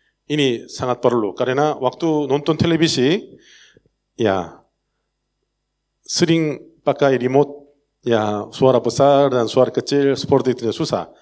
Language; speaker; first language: Indonesian; non-native, learner; Korean